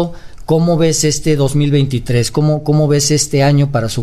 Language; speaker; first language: Spanish; native; Spanish